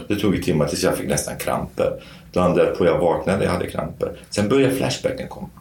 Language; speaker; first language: Swedish; non-native, fluent; Kurdish